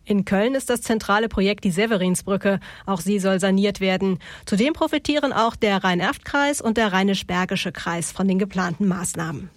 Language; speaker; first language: German; native; German